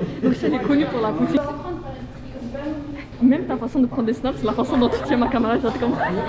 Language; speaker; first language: French; native; French